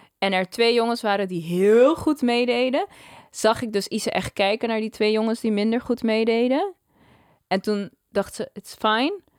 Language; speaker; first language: Dutch; non-native, local second language; Papiamento